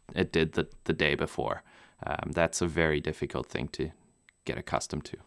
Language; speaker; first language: English; non-native, local second language; German